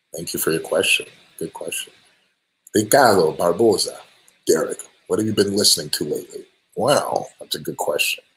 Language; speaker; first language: English; native; English